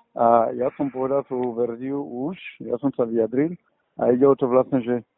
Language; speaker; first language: Slovak; non-native, fluent; Bambara